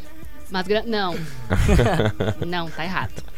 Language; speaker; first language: Spanish; non-native, learner; Portuguese